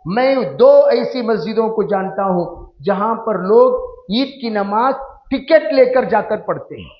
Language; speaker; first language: Urdu; native; Urdu